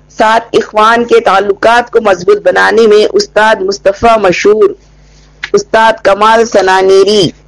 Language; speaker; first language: Urdu; native; Urdu